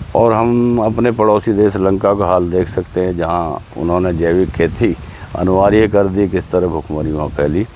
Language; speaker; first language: Hindi; native; Hindi